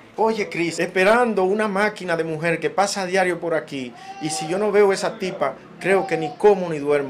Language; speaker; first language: Spanish; native; Spanish